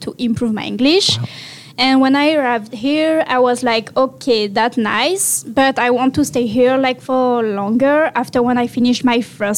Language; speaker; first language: English; non-native, learner; French